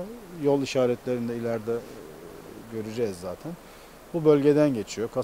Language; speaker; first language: Turkish; native; Turkish